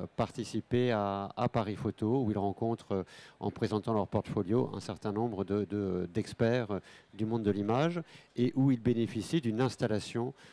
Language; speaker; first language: French; native; French